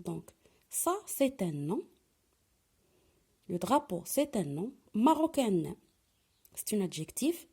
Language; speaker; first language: French; non-native, local second language; Arabic